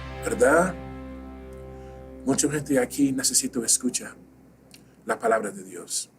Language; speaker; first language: Spanish; early bilingual, heritage; Spanish